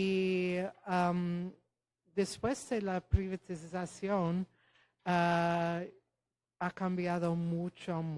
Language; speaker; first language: Spanish; non-native, fluent; Polish